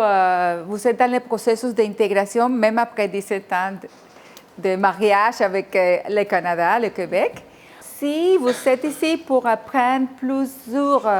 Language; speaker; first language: French; non-native, fluent; Spanish